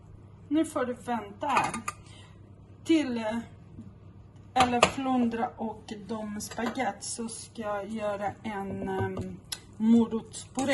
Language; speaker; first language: Swedish; non-native, local second language; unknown